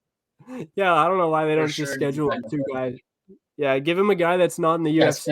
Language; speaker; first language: English; native; English